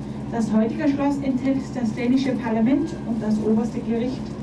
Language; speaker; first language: German; non-native, fluent; Danish